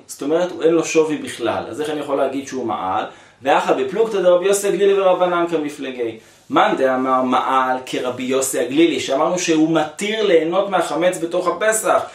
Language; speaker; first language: Hebrew; native; Hebrew